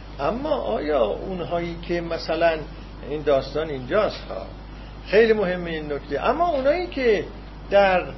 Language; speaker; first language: Persian; non-native, local second language; Azerbaijani